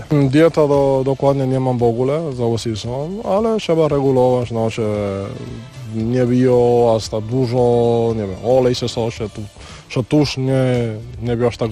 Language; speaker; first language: Polish; non-native, learner; Spanish